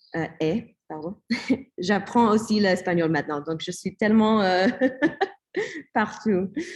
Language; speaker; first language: French; non-native, learner; English